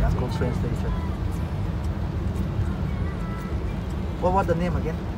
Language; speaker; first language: English; non-native, learner; Thai